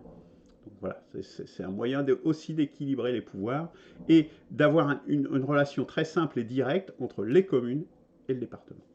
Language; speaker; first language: French; native; French